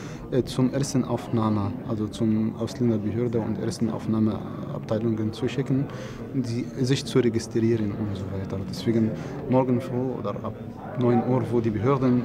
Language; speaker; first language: German; non-native, fluent; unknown